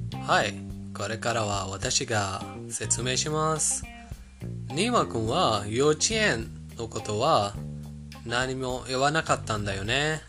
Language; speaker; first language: Japanese; non-native, fluent; Persian